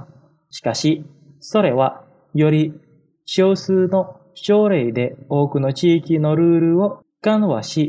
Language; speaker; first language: Japanese; non-native, fluent; Indonesian